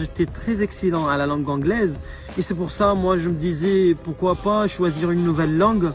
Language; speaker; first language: French; non-native, fluent; Arabic